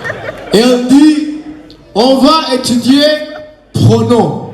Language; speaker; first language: French; non-native, learner; Kinyarwanda